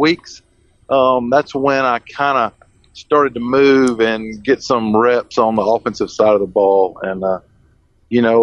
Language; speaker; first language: English; native; English